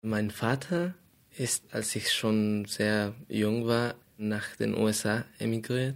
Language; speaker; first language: German; non-native, fluent; Spanish